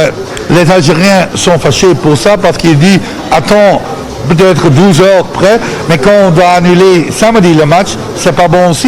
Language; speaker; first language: French; non-native, fluent; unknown